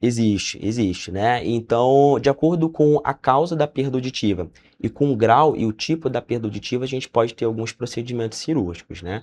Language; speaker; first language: Portuguese; native; Portuguese